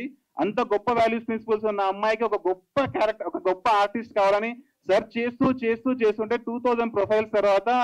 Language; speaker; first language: Telugu; native; Telugu